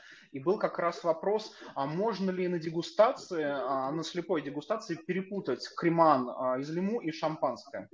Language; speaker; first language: Russian; native; Russian